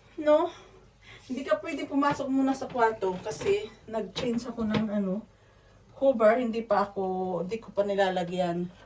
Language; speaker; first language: Filipino; non-native, local second language; Waray